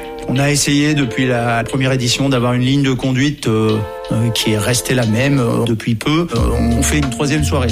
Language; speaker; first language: French; native; French